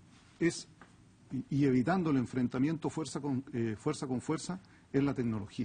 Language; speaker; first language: Spanish; native; Spanish